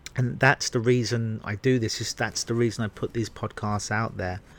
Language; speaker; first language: English; native; English